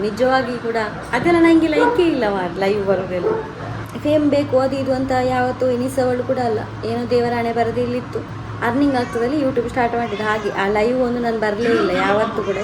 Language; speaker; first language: Kannada; non-native, local second language; Tulu